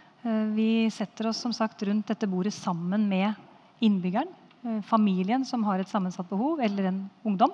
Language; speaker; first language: Norwegian; native; Norwegian